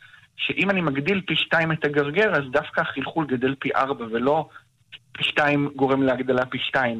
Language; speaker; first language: Hebrew; native; Hebrew